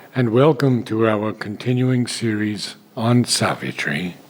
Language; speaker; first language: English; native; English